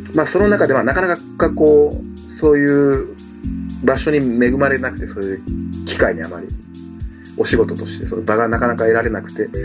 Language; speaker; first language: Japanese; native; Japanese